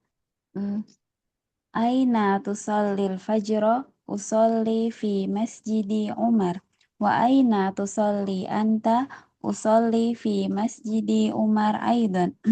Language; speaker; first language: Arabic; non-native, learner; Indonesian